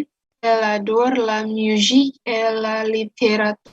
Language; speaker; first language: French; non-native, learner; Indonesian